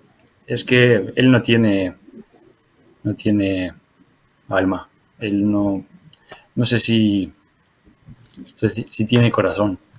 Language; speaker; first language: Spanish; non-native, fluent; Ukrainian